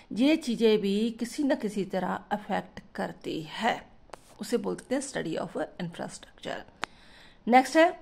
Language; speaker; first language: Hindi; non-native, local second language; Punjabi